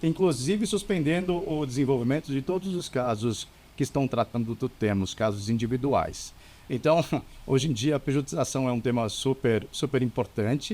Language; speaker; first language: Portuguese; native; Portuguese